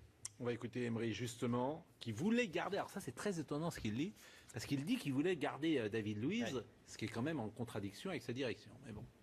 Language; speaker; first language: French; native; French